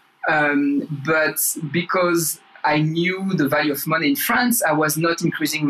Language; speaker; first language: English; non-native, fluent; French